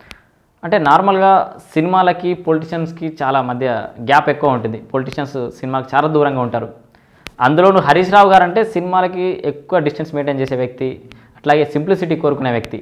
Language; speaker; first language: Telugu; native; Telugu